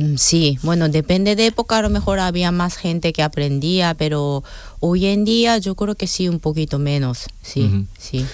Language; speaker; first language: Spanish; non-native, fluent; Japanese